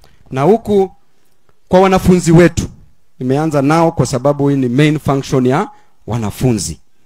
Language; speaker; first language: Swahili; non-native, local second language; Luo (Kenya and Tanzania)